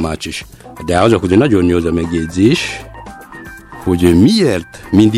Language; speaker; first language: Hungarian; non-native, fluent; Malagasy